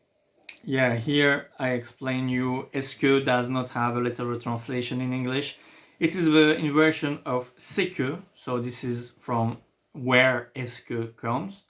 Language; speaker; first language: English; non-native, fluent; French